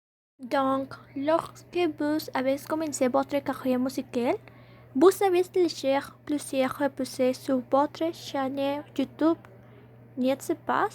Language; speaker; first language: French; non-native, learner; Spanish